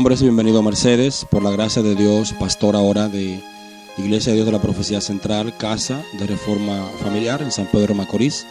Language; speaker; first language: Spanish; native; Spanish